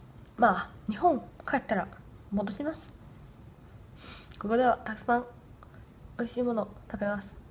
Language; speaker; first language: Japanese; early bilingual, other home language; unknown